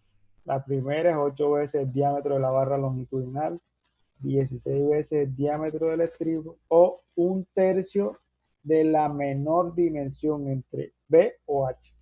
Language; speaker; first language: Spanish; native; Spanish